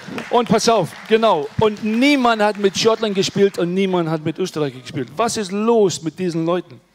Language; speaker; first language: German; non-native, learner; English